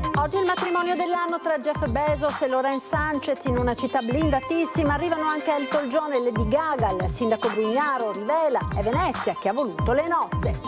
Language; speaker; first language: Italian; native; Italian